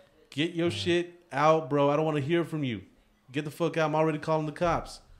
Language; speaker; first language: English; early bilingual, other home language; Spanish